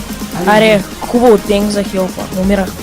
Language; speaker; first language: Bulgarian; native; Bulgarian